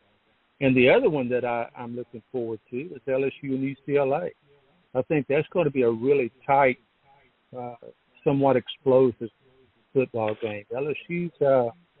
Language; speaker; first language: English; native; English